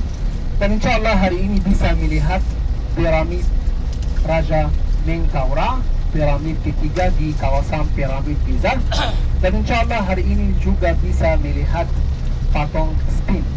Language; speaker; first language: Indonesian; non-native, fluent; Arabic